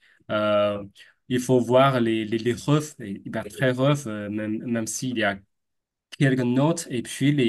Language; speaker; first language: French; non-native, fluent; Chinese